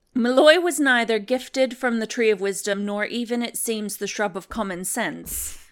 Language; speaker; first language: English; native; English